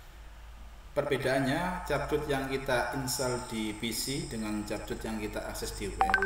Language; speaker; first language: Indonesian; native; Indonesian